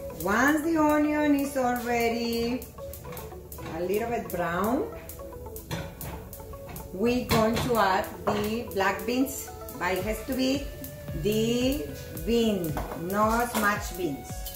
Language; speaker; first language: English; non-native, fluent; Spanish